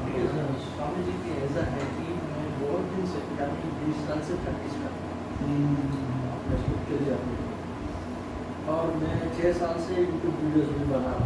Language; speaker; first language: Hindi; non-native, local second language; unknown